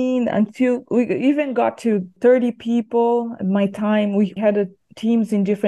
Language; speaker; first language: English; non-native, fluent; Portuguese